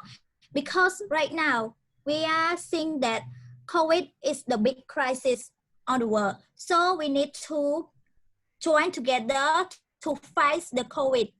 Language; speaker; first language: English; non-native, learner; Khmer